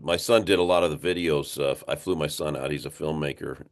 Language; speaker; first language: English; native; English